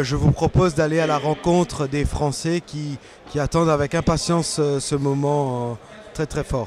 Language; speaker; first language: French; native; French